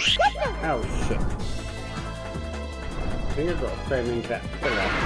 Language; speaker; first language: English; native; English